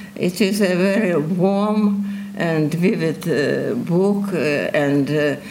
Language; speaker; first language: English; non-native, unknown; Russian